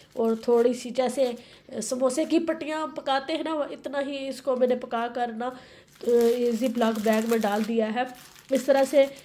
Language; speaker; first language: Urdu; native; Urdu